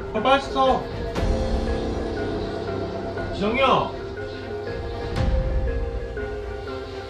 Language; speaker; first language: Korean; native; Korean